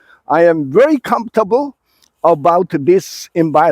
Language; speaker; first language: English; non-native, fluent; Korean